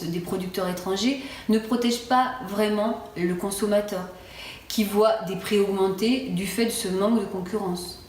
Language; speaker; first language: French; native; French